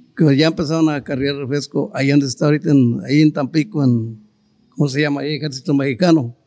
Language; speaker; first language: Spanish; native; Spanish